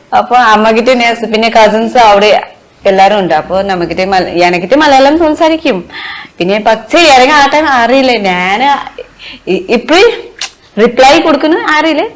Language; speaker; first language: Malayalam; non-native, learner; Nepali